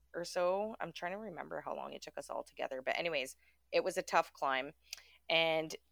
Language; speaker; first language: English; early bilingual, other home language; German